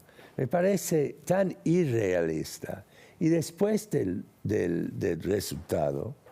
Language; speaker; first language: Spanish; non-native, fluent; English